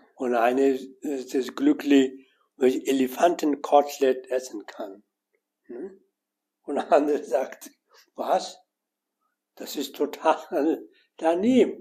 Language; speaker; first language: German; non-native, learner; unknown